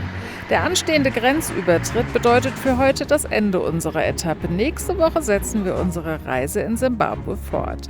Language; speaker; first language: German; native; German